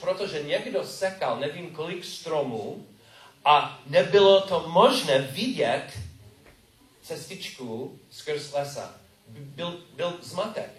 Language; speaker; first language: Czech; non-native, learner; English